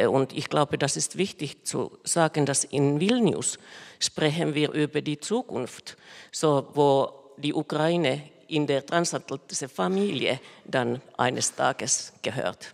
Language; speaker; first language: German; non-native, fluent; Finnish